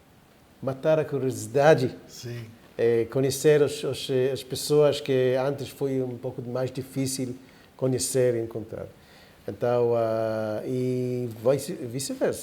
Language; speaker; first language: Portuguese; non-native, fluent; Hebrew